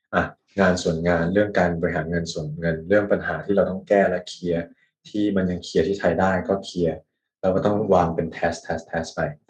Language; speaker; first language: Thai; native; Thai